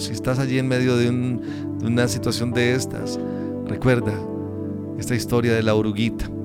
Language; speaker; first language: Spanish; native; Spanish